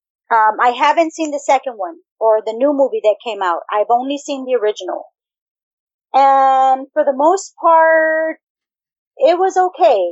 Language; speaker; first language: English; early bilingual, other home language; Spanish